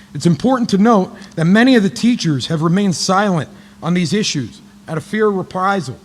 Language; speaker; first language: English; native; English